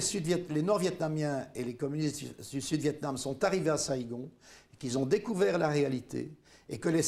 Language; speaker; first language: French; native; French